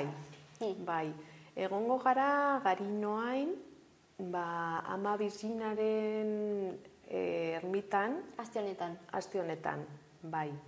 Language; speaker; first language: Basque; non-native, local second language; Spanish